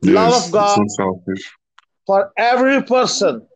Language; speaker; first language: English; non-native, local second language; Punjabi